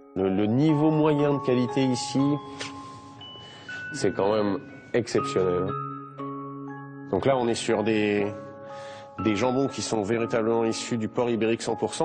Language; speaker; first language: French; native; French